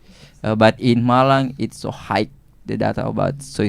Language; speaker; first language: English; non-native, learner; Indonesian